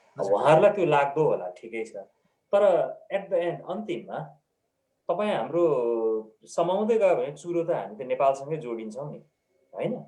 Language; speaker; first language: Nepali; native; Nepali